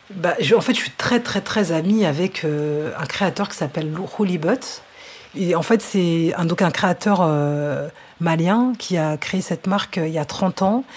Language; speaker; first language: French; native; French